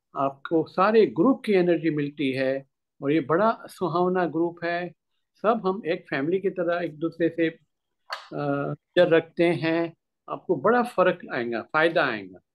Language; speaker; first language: Hindi; native; Hindi